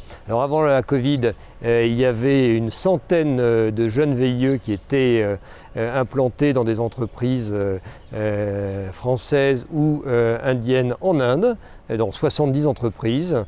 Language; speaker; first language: French; native; French